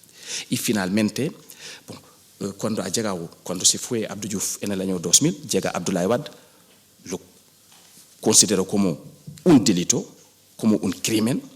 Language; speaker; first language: Spanish; non-native, fluent; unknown